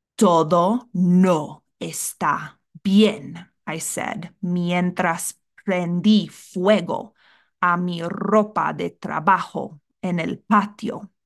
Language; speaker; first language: Spanish; non-native, fluent; English